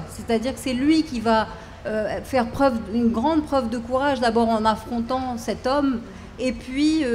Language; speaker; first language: French; native; French